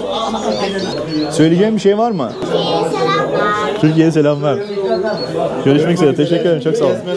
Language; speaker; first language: Turkish; native; Turkish